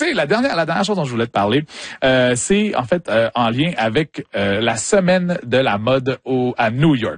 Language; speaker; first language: French; native; French